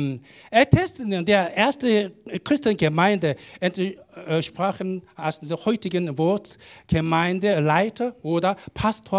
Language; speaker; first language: German; non-native, learner; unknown